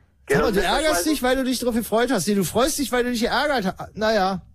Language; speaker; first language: German; native; German